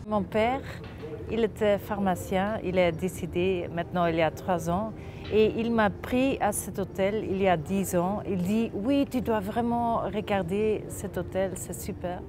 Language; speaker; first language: French; non-native, local second language; Dutch